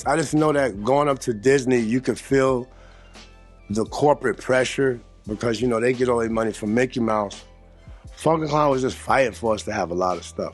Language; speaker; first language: English; native; English